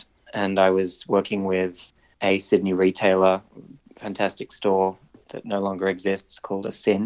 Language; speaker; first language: English; native; English